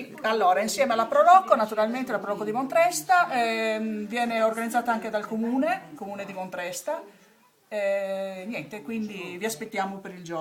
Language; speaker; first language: Italian; native; Italian